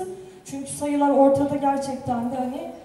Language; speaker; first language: Turkish; native; Turkish